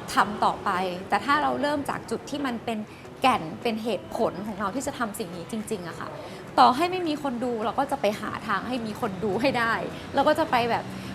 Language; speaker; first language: Thai; native; Thai